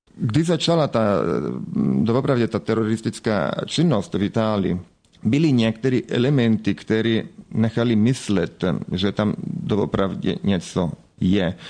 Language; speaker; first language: Czech; early bilingual, heritage; Italian